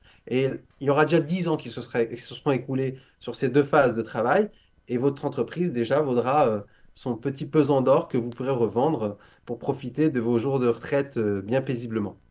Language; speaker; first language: French; native; French